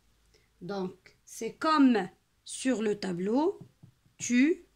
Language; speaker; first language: French; non-native, local second language; Arabic